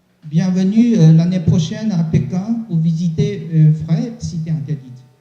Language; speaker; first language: French; non-native, learner; Chinese